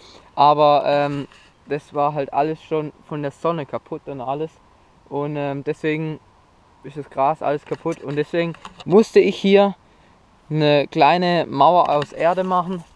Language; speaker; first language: German; native; German